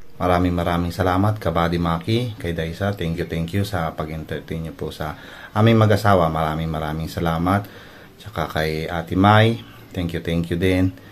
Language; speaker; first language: Filipino; non-native, local second language; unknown